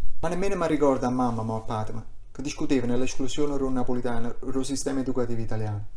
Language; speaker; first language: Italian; non-native, local second language; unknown